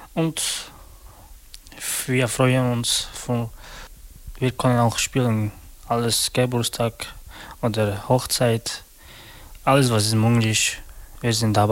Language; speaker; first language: German; non-native, learner; Romany